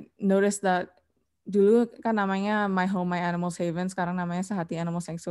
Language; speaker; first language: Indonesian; non-native, learner; English